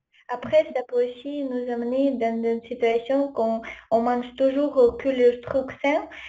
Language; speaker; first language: French; non-native, fluent; Ukrainian